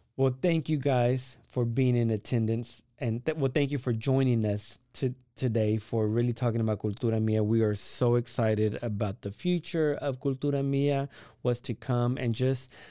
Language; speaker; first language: English; early bilingual, other home language; Spanish